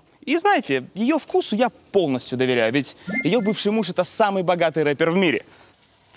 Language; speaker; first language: Russian; native; Russian